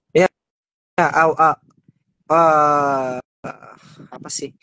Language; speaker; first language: Indonesian; non-native, learner; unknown